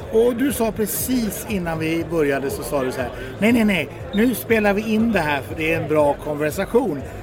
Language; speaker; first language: Swedish; native; Swedish